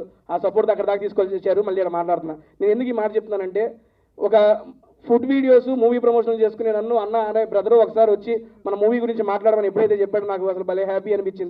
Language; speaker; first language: Telugu; native; Telugu